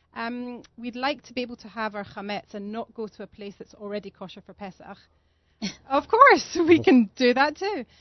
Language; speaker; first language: English; native; English